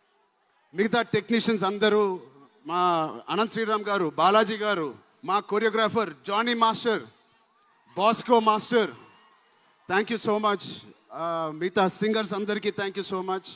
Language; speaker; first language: Telugu; native; Telugu